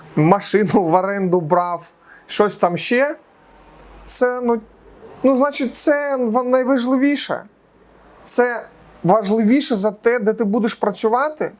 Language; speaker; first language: Ukrainian; native; Ukrainian